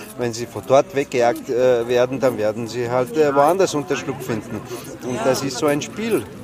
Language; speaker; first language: German; early bilingual, other home language; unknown